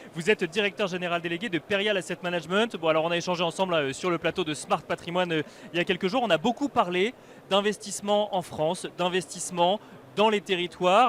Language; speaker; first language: French; native; French